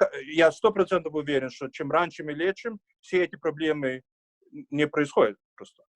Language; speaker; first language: Russian; early bilingual, heritage; Russian